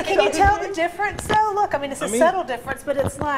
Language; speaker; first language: English; native; English